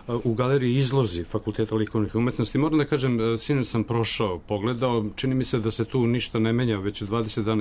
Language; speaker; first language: Serbian; native; Serbian